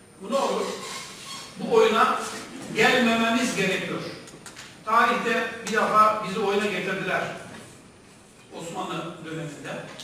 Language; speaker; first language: Turkish; native; Turkish